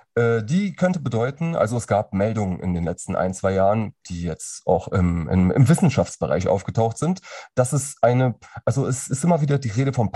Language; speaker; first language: German; native; German